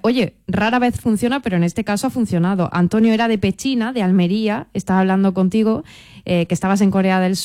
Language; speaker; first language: Spanish; native; Spanish